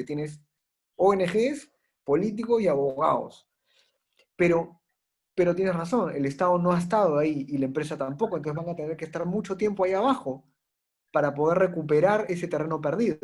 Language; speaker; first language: Spanish; native; Spanish